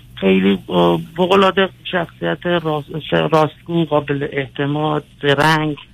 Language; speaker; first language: Persian; early bilingual, other home language; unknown